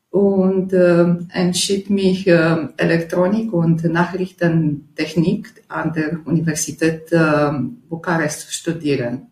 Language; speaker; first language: German; non-native, fluent; Romanian